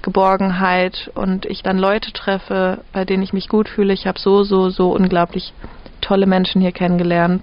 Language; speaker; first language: German; native; German